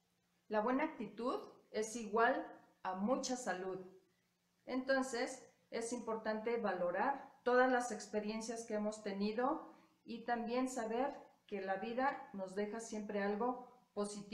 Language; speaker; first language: Spanish; native; Spanish